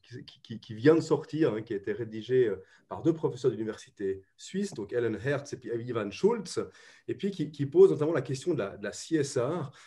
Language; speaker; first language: French; native; French